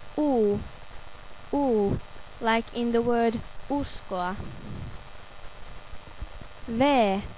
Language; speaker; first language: English; non-native, fluent; Finnish